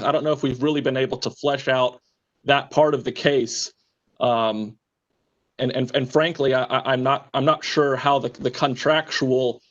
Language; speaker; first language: English; native; English